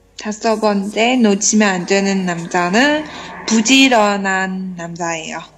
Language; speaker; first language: Korean; non-native, learner; Chinese